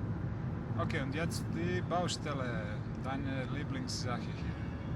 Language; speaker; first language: German; non-native, learner; Serbian